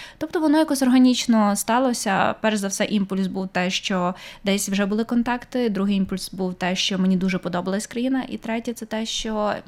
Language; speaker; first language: Ukrainian; native; Ukrainian